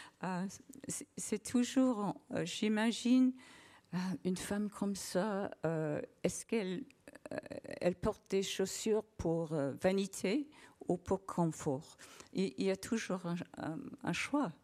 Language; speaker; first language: French; non-native, learner; English